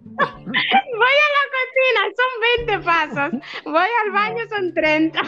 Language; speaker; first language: Spanish; early bilingual, other home language; Arabic